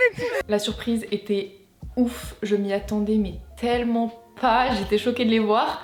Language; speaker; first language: French; native; French